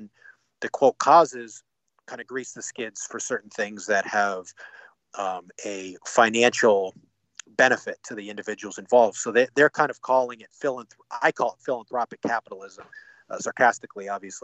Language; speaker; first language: English; native; English